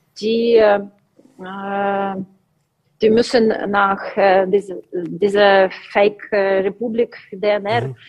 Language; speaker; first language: German; non-native, learner; Ukrainian